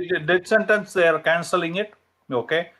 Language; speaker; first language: English; non-native, local second language; Hindi